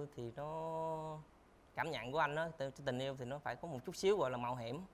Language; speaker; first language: Vietnamese; native; Vietnamese